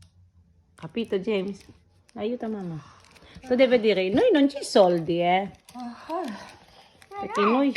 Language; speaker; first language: Italian; non-native, local second language; Filipino